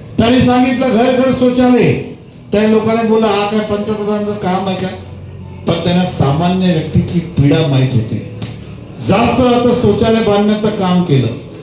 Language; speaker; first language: Marathi; non-native, local second language; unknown